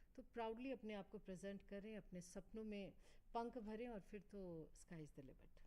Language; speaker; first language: Hindi; native; Hindi